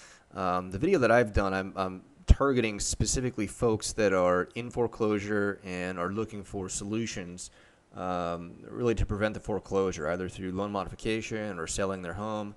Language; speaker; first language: English; native; English